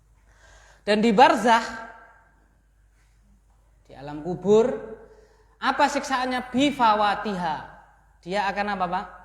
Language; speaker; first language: Indonesian; native; Indonesian